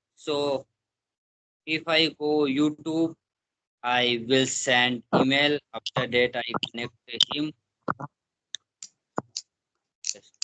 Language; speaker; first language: English; non-native, learner; Hindi